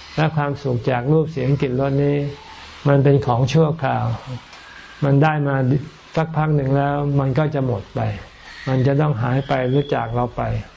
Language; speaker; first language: Thai; native; Thai